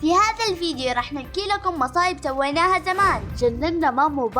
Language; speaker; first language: Arabic; native; Arabic